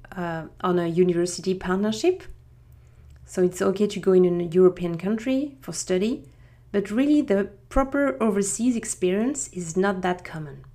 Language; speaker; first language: English; non-native, fluent; French